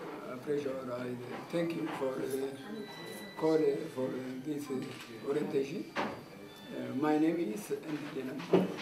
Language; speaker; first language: English; non-native, learner; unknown